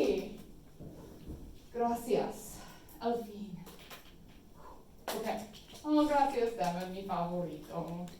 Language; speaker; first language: Spanish; non-native, fluent; English